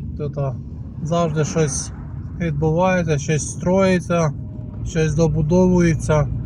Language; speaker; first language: Ukrainian; non-native, local second language; Russian